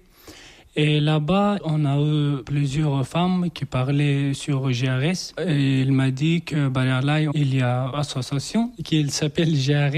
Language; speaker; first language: French; non-native, learner; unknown